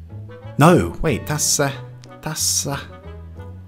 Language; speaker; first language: Finnish; non-native, learner; English